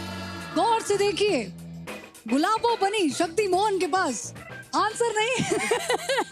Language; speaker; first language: Hindi; native; Hindi